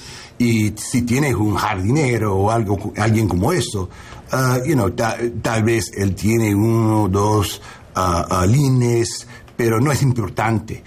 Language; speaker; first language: Spanish; non-native, learner; English